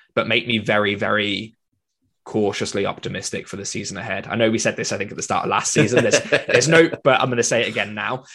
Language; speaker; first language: English; native; English